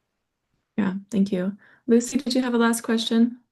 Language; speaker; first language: English; native; English